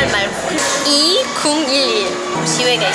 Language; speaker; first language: Korean; non-native, local second language; Arabic